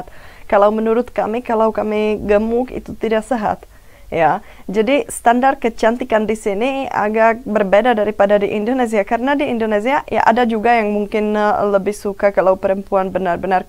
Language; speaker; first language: Indonesian; non-native, fluent; Czech